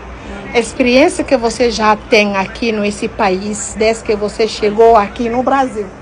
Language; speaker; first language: Portuguese; non-native, learner; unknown